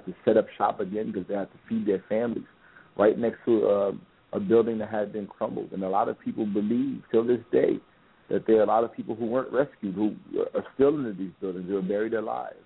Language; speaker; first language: English; non-native, fluent; Haitian Creole